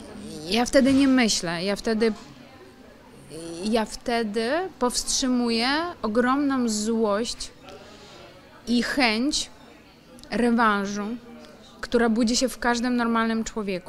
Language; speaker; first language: Polish; non-native, fluent; Ukrainian